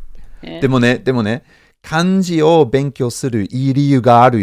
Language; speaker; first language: Japanese; non-native, fluent; English